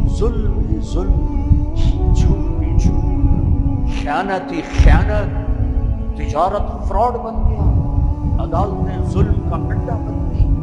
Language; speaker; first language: Urdu; non-native, local second language; Punjabi